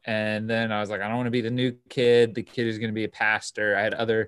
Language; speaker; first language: English; native; English